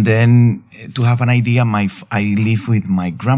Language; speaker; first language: English; non-native, fluent; Spanish